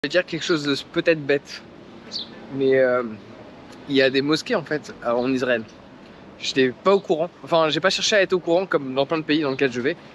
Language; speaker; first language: French; native; French